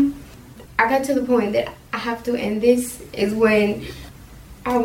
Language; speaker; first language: English; early bilingual, other home language; Spanish